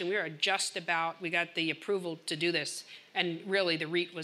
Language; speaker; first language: English; native; English